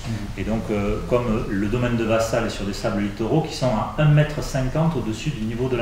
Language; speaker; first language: French; native; French